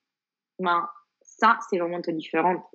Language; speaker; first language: French; non-native, fluent; Spanish